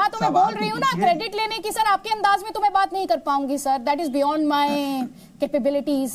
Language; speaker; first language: Hindi; native; Hindi